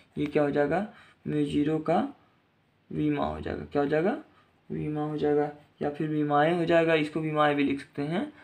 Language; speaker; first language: Hindi; native; Hindi